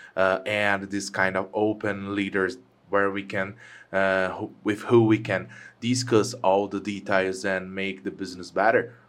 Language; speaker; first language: English; non-native, fluent; Portuguese